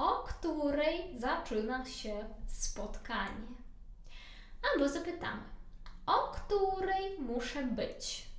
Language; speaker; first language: Polish; non-native, learner; Ukrainian